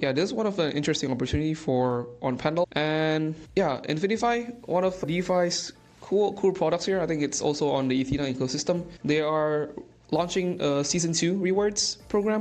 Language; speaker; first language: English; non-native, fluent; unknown